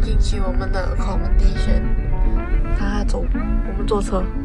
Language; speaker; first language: Chinese; native; Chinese